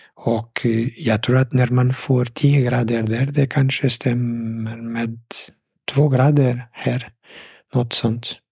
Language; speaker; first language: Swedish; non-native, fluent; Portuguese